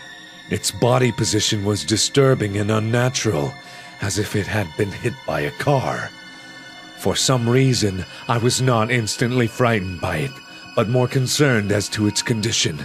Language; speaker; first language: English; native; English